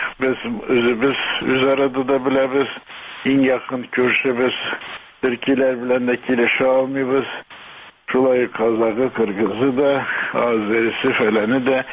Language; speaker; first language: Tatar; early bilingual, heritage; Tatar